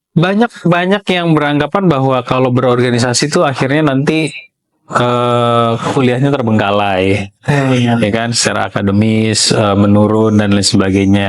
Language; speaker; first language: Indonesian; native; Indonesian